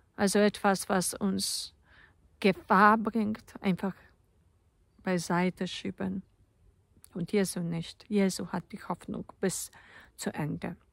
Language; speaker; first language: German; non-native, fluent; Polish